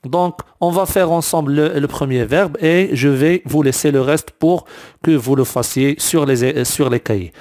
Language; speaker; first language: French; non-native, local second language; Arabic